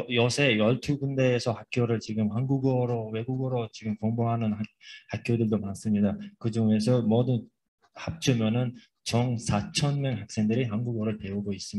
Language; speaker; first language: Korean; non-native, fluent; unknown